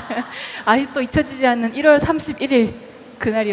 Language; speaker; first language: Korean; native; Korean